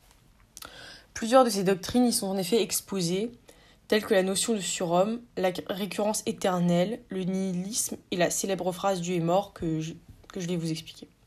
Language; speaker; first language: French; native; French